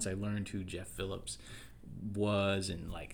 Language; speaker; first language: English; native; English